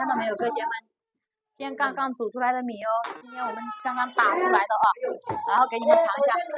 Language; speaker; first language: Chinese; native; Chinese